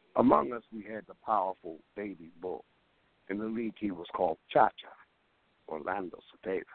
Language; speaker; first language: English; native; English